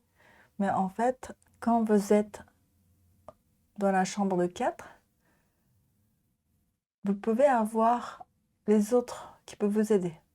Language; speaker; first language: French; non-native, fluent; Japanese